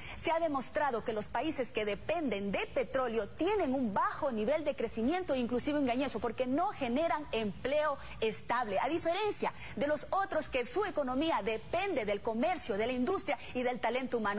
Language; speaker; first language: Spanish; native; Spanish